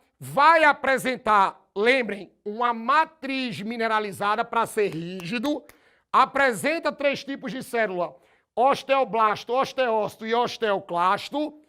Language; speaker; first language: Portuguese; native; Portuguese